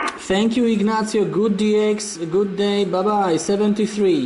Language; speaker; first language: English; non-native, learner; Polish